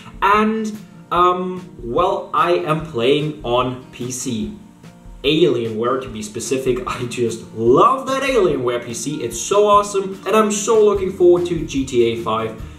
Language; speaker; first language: English; non-native, fluent; German